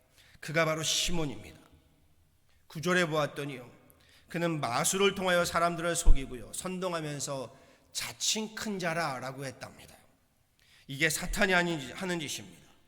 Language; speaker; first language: Korean; native; Korean